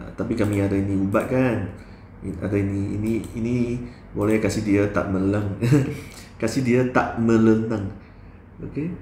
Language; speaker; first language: Malay; non-native, local second language; Chinese